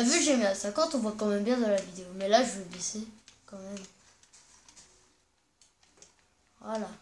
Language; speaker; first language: French; native; French